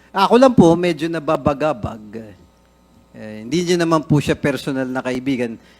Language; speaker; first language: Filipino; native; Filipino